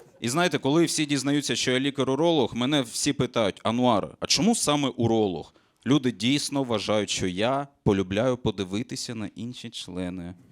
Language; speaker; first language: Ukrainian; non-native, local second language; Russian